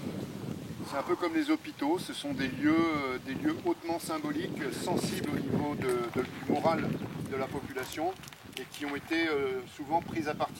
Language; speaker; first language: French; native; French